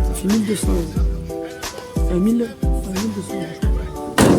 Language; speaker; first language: French; native; French